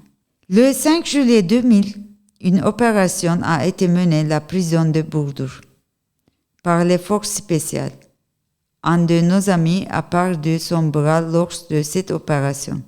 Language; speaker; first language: French; non-native, learner; Turkish